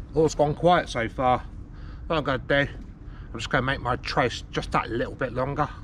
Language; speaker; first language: English; native; English